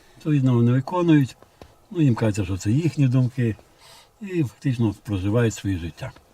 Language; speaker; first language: Ukrainian; non-native, local second language; Russian